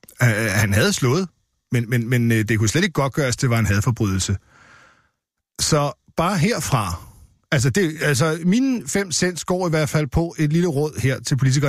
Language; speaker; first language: Danish; native; Danish